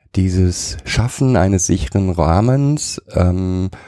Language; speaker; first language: German; native; German